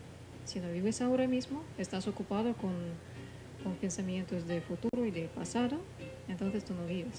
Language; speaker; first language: Spanish; non-native, fluent; Russian